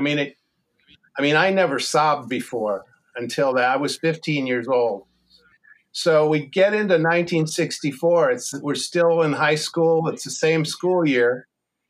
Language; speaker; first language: English; native; English